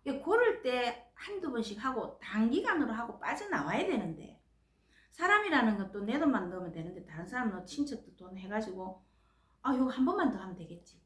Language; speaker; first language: Korean; native; Korean